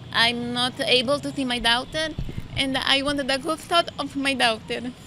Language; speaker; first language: English; non-native, learner; Portuguese